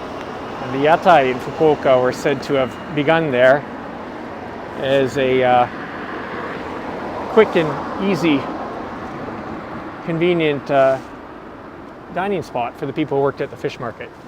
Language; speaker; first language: English; non-native, fluent; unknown